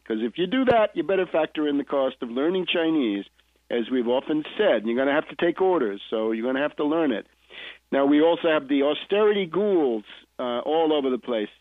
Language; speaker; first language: English; native; English